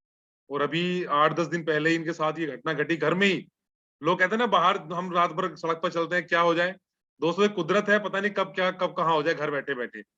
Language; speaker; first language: Hindi; native; Hindi